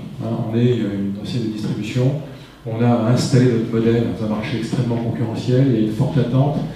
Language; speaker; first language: French; native; French